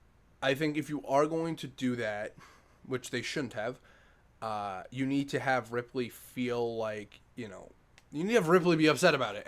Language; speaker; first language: English; native; English